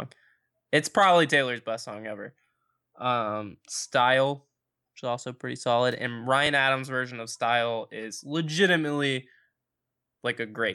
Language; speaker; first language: English; native; English